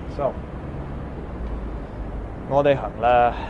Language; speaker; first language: Cantonese; non-native, learner; English